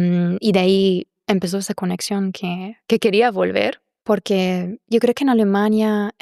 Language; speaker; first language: Spanish; non-native, fluent; German